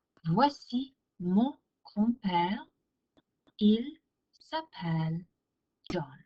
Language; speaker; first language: French; non-native, fluent; English